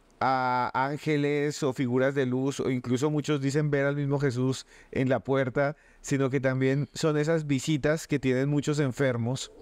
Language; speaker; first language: Spanish; native; Spanish